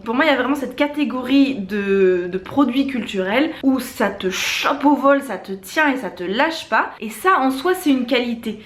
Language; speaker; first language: French; native; French